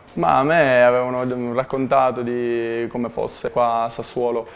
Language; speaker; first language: Italian; native; Italian